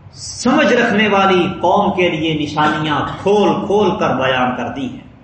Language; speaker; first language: Urdu; non-native, local second language; Punjabi